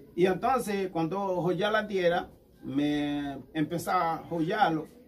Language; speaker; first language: Spanish; non-native, learner; Haitian Creole